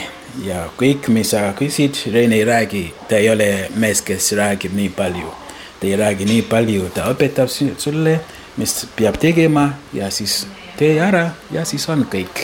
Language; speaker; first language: Estonian; non-native, learner; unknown